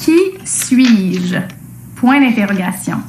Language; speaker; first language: French; native; French